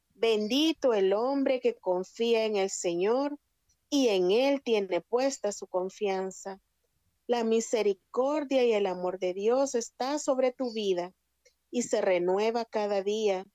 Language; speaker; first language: Spanish; native; Spanish